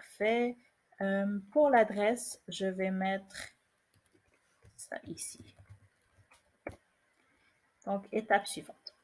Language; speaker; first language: French; native; French